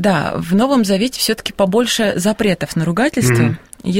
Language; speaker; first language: Russian; native; Russian